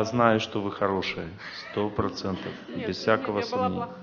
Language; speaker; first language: Russian; native; Russian